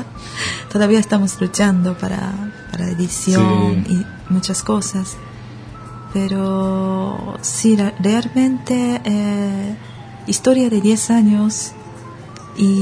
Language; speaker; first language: Spanish; non-native, learner; Japanese